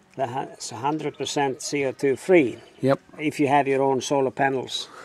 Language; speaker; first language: English; non-native, fluent; Norwegian